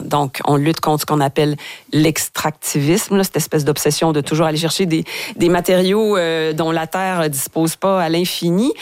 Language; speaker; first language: French; native; French